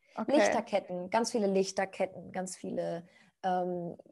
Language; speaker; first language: German; non-native, fluent; Spanish